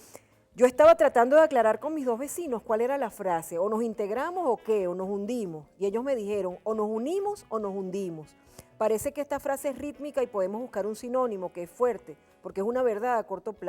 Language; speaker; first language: Spanish; native; Spanish